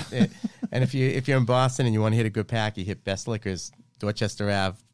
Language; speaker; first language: English; native; English